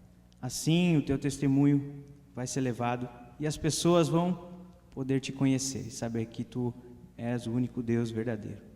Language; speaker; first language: Portuguese; native; Portuguese